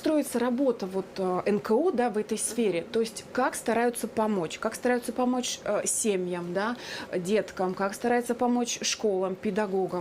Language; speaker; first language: Russian; native; Russian